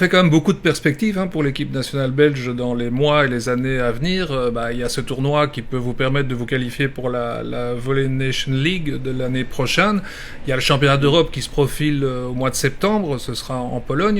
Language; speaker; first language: French; native; French